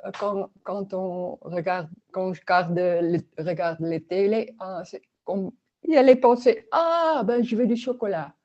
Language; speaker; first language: French; non-native, learner; Dutch